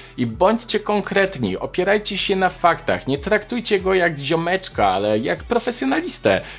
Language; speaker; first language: Polish; native; Polish